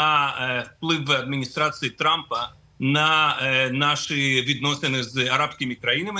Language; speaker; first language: Ukrainian; non-native, fluent; Russian